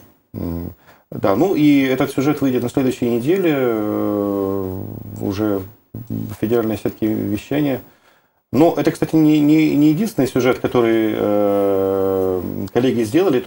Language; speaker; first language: Russian; native; Russian